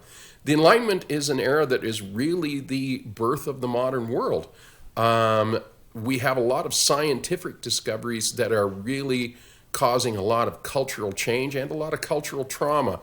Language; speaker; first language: English; native; English